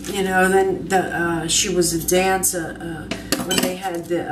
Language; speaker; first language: English; native; English